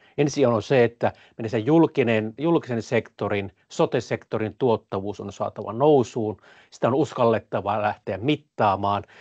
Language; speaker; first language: Finnish; native; Finnish